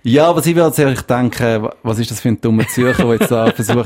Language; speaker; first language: German; native; German